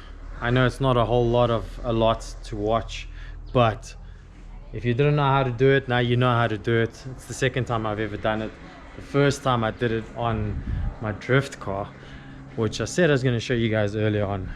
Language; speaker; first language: English; native; English